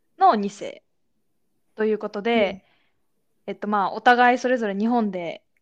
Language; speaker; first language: Japanese; early bilingual, other home language; Chinese